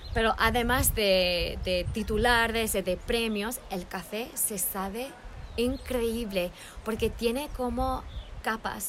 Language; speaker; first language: Spanish; early bilingual, heritage; English